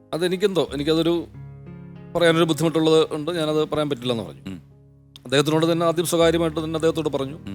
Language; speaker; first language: Malayalam; native; Malayalam